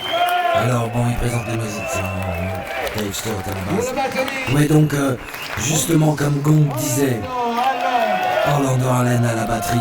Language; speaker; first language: French; native; French